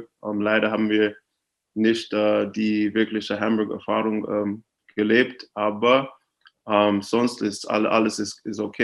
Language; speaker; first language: German; non-native, fluent; English